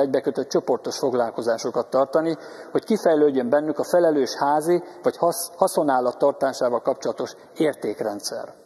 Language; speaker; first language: Hungarian; native; Hungarian